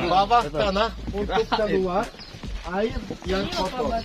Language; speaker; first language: Indonesian; non-native, fluent; Turkish